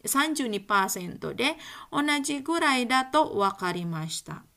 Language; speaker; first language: Japanese; non-native, fluent; Indonesian